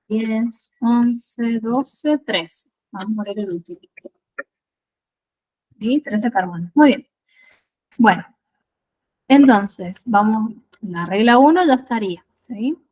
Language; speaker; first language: Spanish; native; Spanish